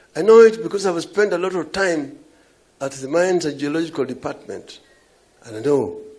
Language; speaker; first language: English; non-native, local second language; Luo (Kenya and Tanzania)